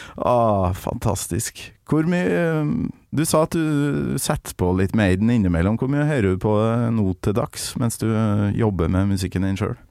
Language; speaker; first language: Norwegian; native; Norwegian